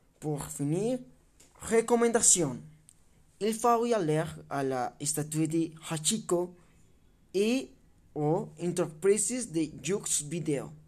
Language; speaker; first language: French; non-native, learner; English